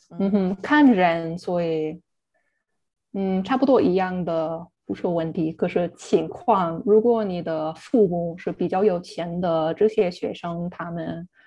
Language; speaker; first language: Chinese; non-native, fluent; English